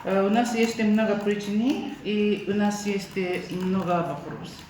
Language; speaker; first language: Russian; non-native, learner; Japanese